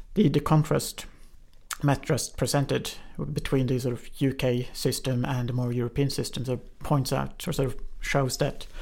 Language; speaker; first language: English; non-native, fluent; Norwegian